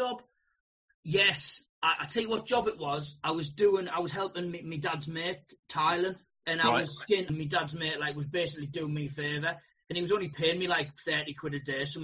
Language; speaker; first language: English; native; English